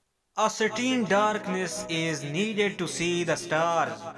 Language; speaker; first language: English; non-native, local second language; Urdu